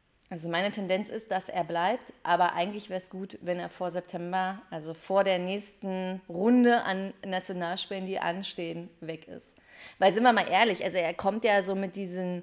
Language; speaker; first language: German; native; German